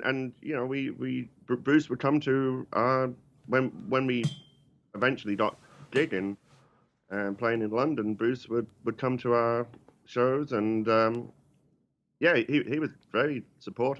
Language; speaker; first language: English; native; English